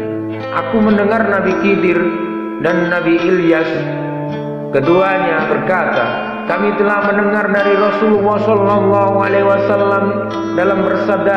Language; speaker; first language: Indonesian; native; Indonesian